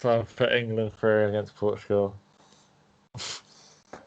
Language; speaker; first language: English; native; English